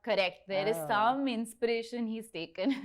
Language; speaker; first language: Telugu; non-native, learner; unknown